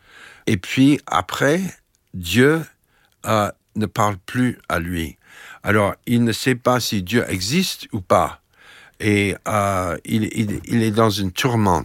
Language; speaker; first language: French; non-native, fluent; English